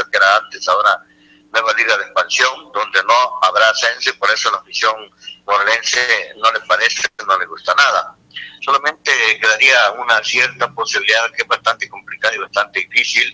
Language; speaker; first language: Spanish; native; Spanish